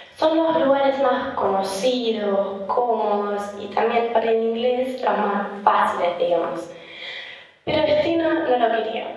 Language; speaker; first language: Spanish; non-native, fluent; German